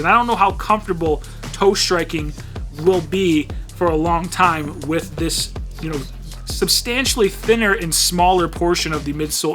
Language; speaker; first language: English; native; English